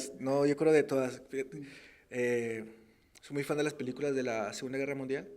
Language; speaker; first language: Spanish; native; Spanish